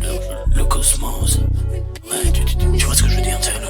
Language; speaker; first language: French; native; French